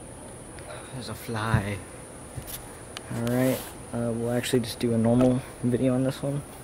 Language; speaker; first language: English; native; English